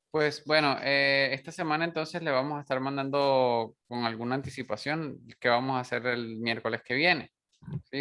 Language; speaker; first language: Spanish; native; Spanish